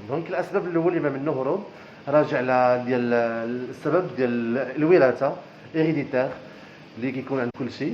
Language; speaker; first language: Arabic; native; Arabic